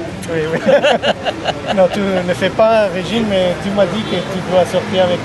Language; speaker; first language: French; non-native, fluent; Italian